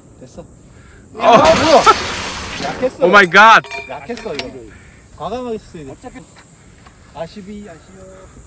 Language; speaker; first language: Korean; native; Korean